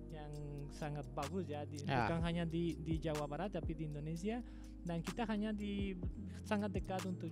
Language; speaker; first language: Indonesian; non-native, fluent; Spanish